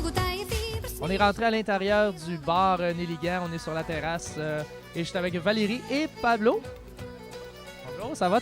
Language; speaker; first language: French; native; French